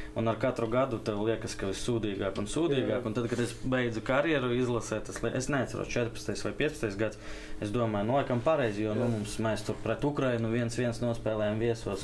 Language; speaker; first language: Latvian; non-native, local second language; Russian